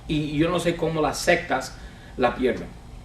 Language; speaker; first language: Spanish; non-native, fluent; English